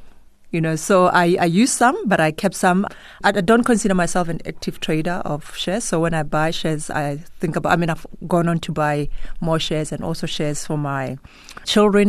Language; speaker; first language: English; non-native, local second language; Tswana